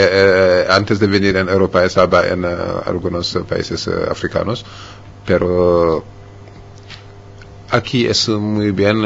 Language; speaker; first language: Spanish; non-native, fluent; Wolof